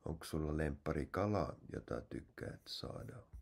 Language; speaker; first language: Finnish; non-native, fluent; English